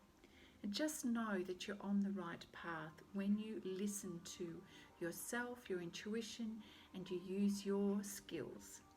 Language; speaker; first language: English; native; English